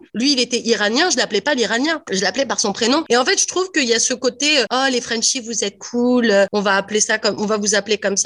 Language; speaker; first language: French; native; French